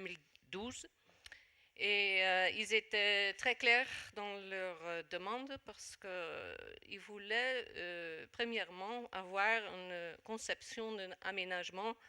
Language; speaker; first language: French; non-native, fluent; Dutch